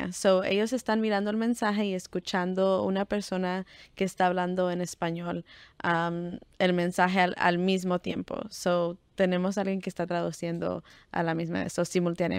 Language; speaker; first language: Spanish; early bilingual, heritage; Spanish